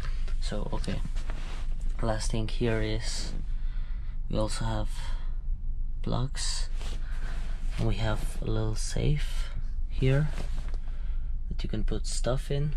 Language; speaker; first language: English; non-native, fluent; French